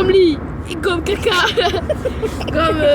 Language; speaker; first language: French; native; French